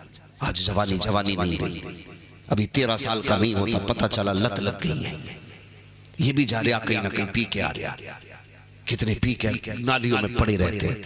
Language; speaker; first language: Hindi; native; Hindi